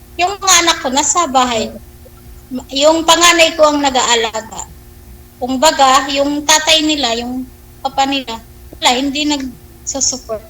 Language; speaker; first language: Filipino; non-native, local second language; Waray